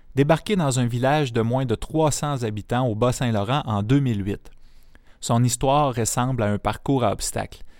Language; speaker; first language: French; native; French